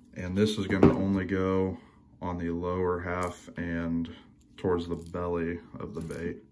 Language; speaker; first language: English; native; English